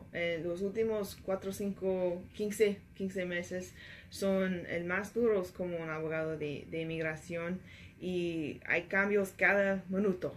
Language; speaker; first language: Spanish; non-native, learner; English